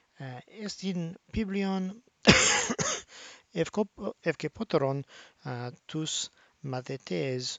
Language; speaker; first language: Greek; non-native, fluent; English